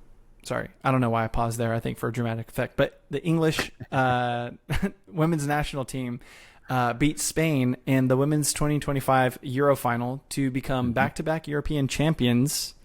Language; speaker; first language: English; native; English